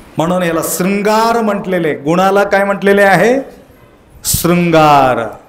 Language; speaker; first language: Marathi; non-native, local second language; Kannada